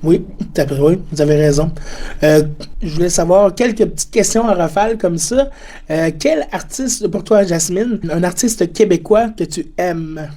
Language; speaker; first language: French; native; French